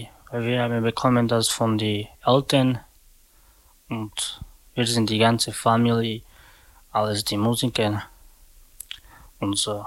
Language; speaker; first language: German; non-native, learner; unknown